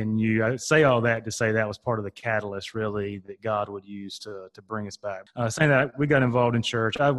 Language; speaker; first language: English; native; English